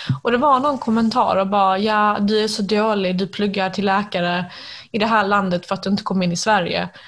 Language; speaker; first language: Swedish; native; Swedish